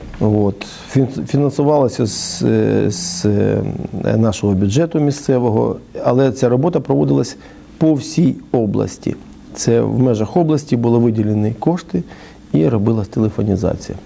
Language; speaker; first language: Ukrainian; native; Ukrainian